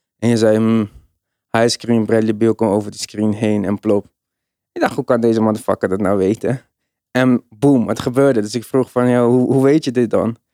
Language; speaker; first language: Dutch; native; Dutch